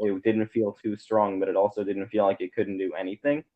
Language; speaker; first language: English; native; English